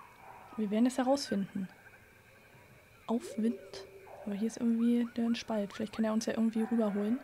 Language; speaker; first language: German; native; German